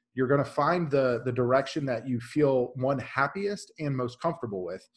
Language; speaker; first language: English; native; English